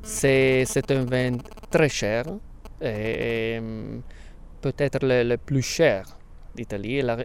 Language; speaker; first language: French; non-native, fluent; Italian